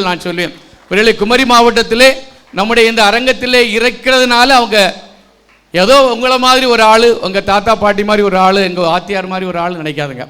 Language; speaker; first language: Tamil; native; Tamil